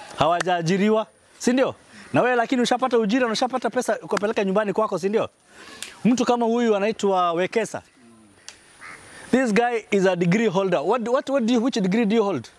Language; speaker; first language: Swahili; native; Swahili